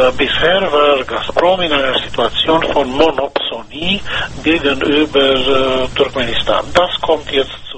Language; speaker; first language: German; non-native, fluent; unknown